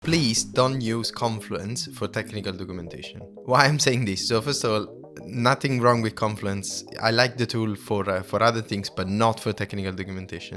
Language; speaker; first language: English; non-native, fluent; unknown